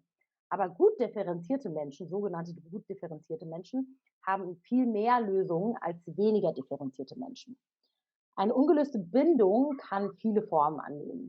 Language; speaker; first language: German; native; German